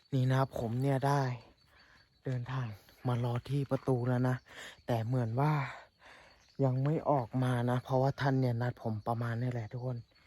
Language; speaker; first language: Thai; non-native, local second language; S'gaw Karen